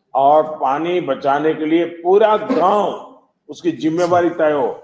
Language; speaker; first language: Hindi; non-native, local second language; Gujarati